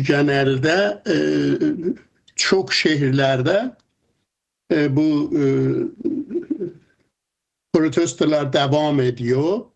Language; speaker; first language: Turkish; non-native, fluent; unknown